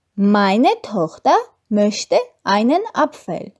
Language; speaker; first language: German; non-native, fluent; Armenian